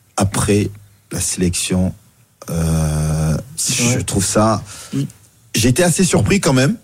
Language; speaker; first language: French; native; French